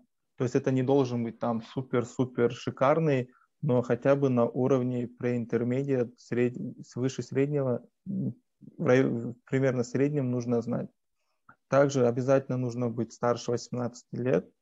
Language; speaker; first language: Russian; native; Russian